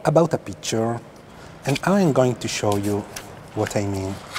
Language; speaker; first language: English; non-native, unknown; Italian